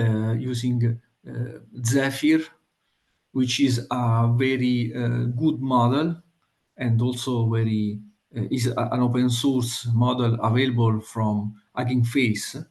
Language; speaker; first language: English; non-native, fluent; Italian